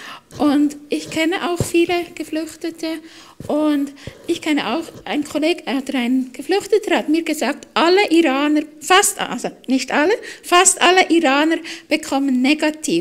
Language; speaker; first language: German; non-native, fluent; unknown